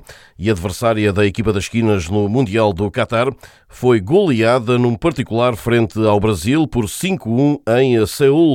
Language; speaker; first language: Portuguese; native; Portuguese